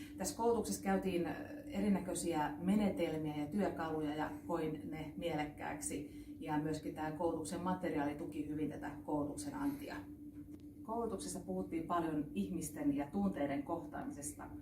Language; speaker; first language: Finnish; native; Finnish